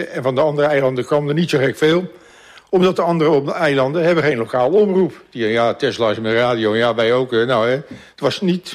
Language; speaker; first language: Dutch; native; Dutch